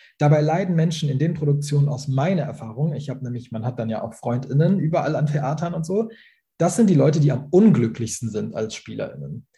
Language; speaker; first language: German; early bilingual, other home language; Persian